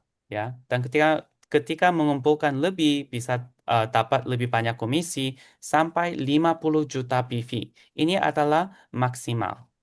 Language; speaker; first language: Indonesian; non-native, fluent; Korean